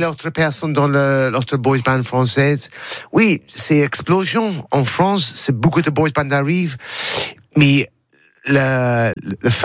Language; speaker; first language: French; non-native, learner; English